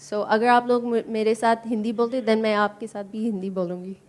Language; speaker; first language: Hindi; non-native, learner; English